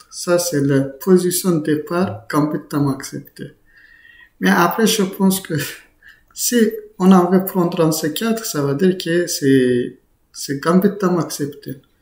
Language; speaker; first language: French; non-native, fluent; Azerbaijani